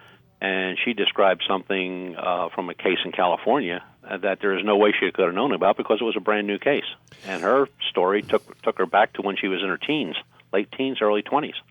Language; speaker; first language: English; native; English